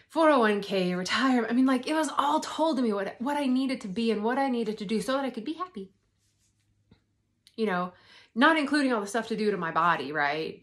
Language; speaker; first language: English; native; English